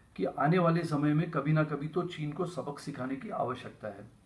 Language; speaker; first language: Hindi; non-native, local second language; Marathi